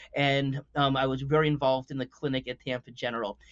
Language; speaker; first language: English; native; English